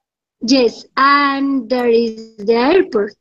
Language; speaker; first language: English; non-native, learner; Spanish